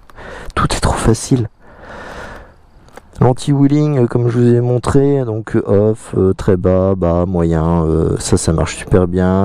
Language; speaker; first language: French; native; French